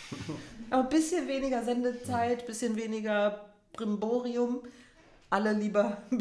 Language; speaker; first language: German; native; German